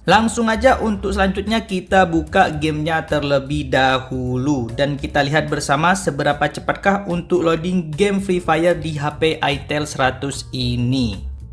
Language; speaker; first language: Indonesian; native; Indonesian